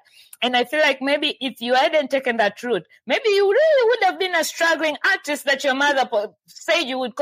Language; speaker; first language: English; non-native, local second language; Swahili